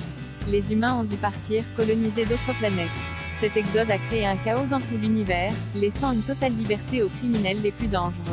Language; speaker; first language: French; native; French